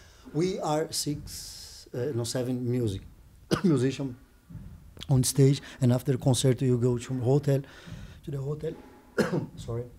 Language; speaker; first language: English; non-native, learner; Portuguese